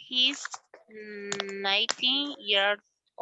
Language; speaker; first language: English; non-native, learner; Spanish